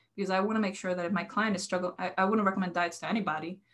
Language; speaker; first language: English; non-native, fluent; Spanish